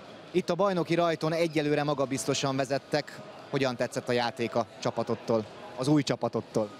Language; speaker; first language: Hungarian; native; Hungarian